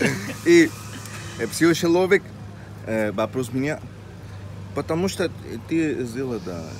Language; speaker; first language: Russian; non-native, learner; Spanish